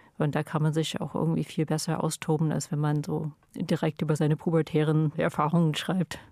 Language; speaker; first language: German; non-native, fluent; English